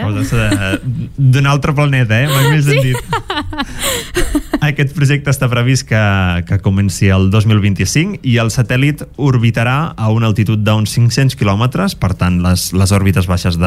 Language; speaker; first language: Catalan; native; Catalan